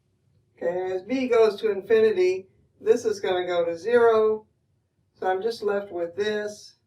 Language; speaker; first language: English; native; English